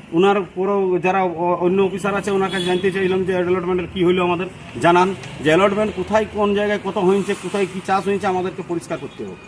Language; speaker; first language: Bangla; native; Bangla